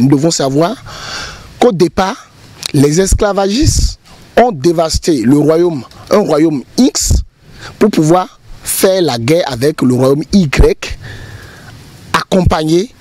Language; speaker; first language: French; non-native, local second language; Fon